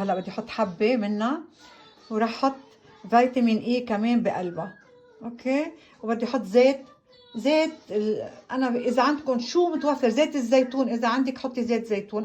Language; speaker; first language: Arabic; native; Arabic